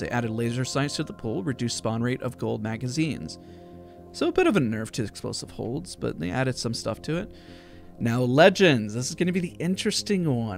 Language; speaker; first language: English; native; English